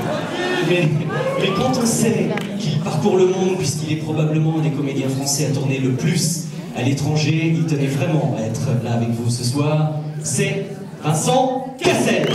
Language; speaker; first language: French; native; French